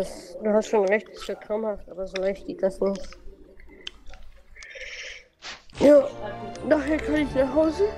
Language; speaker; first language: German; native; German